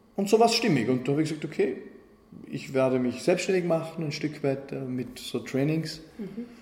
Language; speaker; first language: German; native; German